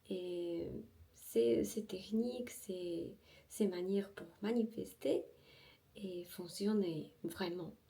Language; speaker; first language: French; non-native, learner; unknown